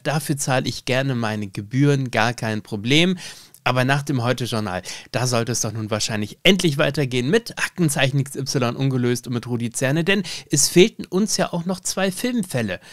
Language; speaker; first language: German; native; German